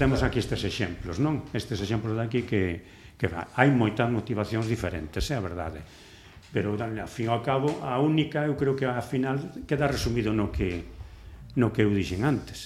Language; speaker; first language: Galician; native; Galician